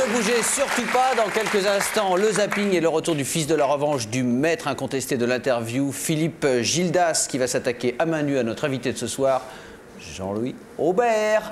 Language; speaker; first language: French; native; French